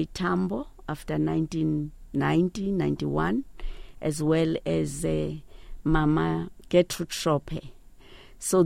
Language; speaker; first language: English; non-native, local second language; Xhosa